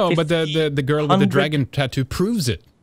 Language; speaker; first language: English; non-native, fluent; Swedish